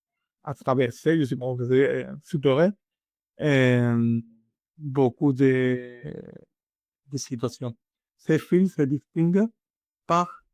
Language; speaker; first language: French; non-native, learner; Spanish